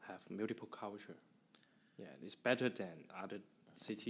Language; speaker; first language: English; non-native, learner; Chinese